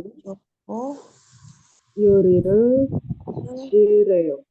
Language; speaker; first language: Korean; non-native, learner; Indonesian